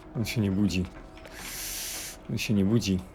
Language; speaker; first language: Polish; native; Polish